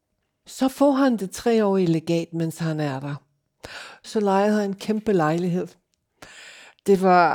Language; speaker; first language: Danish; non-native, fluent; English